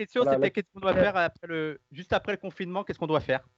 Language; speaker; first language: French; native; French